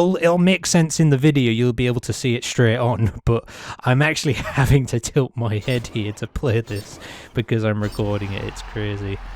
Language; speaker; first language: English; native; English